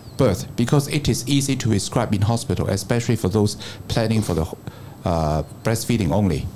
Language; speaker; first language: English; non-native, local second language; Cantonese